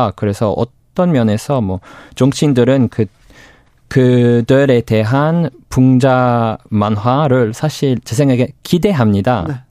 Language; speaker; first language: Korean; non-native, fluent; English